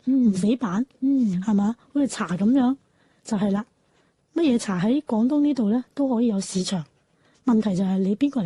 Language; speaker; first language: Cantonese; native; Cantonese